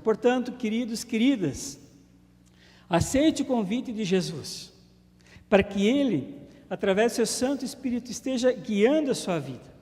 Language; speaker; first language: Portuguese; native; Portuguese